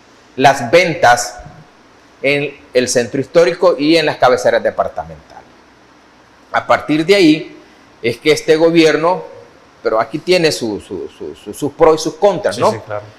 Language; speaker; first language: Spanish; native; Spanish